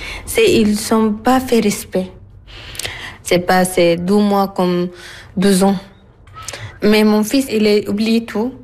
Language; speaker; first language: French; non-native, learner; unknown